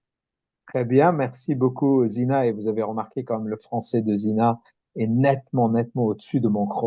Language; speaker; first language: French; native; French